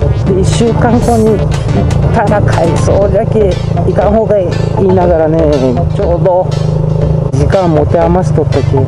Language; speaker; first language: Japanese; native; Japanese